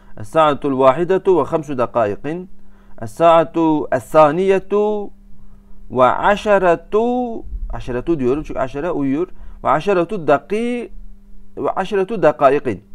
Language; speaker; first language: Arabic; non-native, fluent; Turkish